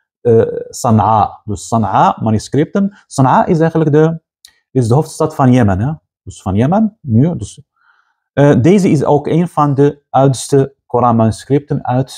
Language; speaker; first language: Dutch; non-native, fluent; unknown